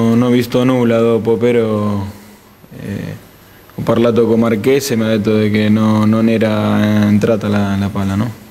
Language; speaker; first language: Italian; non-native, fluent; Spanish